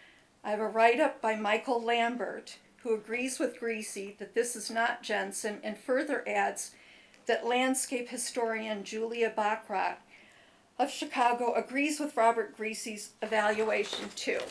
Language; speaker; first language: English; native; English